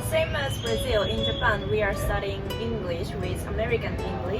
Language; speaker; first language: English; non-native, learner; Japanese